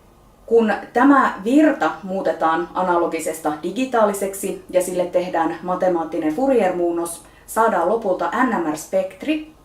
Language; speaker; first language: Finnish; native; Finnish